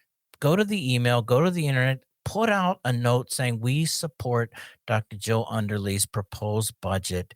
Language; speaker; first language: English; native; English